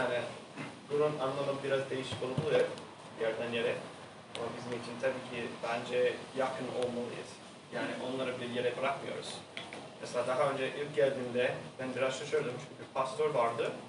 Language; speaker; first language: Turkish; non-native, learner; English